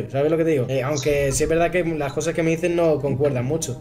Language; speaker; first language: Spanish; native; Spanish